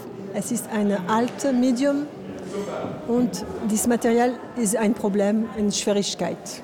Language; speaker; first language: German; non-native, learner; French